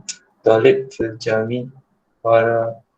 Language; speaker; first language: Arabic; non-native, learner; Malay